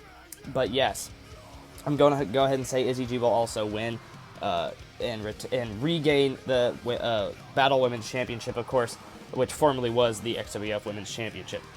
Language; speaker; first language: English; native; English